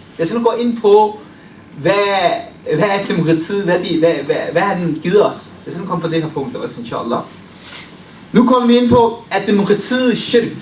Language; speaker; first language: Danish; early bilingual, other home language; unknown